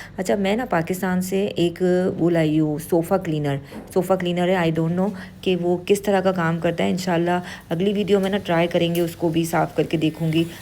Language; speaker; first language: Urdu; native; Urdu